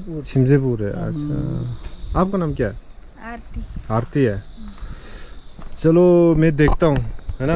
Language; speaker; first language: Hindi; non-native, local second language; Tibetan